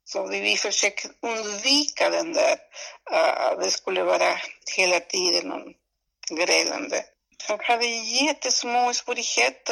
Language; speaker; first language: Swedish; non-native, fluent; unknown